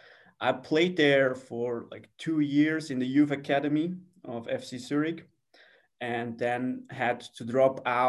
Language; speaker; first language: English; non-native, fluent; Swiss German